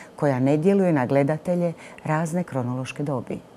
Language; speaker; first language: Croatian; native; Croatian